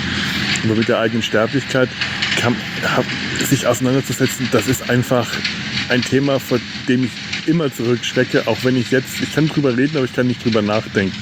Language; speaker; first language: German; native; German